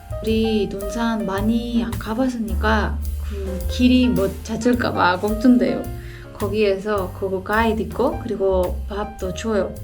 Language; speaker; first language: Korean; non-native, learner; Spanish